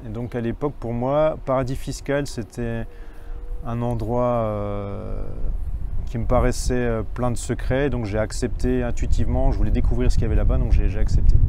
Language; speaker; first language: French; native; French